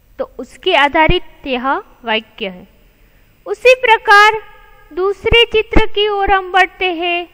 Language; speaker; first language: Hindi; non-native, local second language; Gujarati